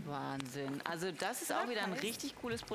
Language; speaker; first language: German; native; German